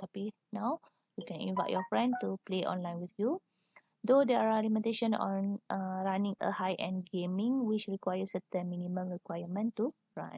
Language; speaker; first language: English; non-native, local second language; Malay